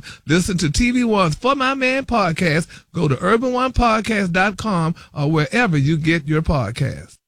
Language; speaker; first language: English; native; English